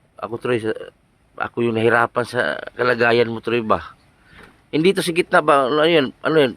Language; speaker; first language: Filipino; non-native, local second language; Cebuano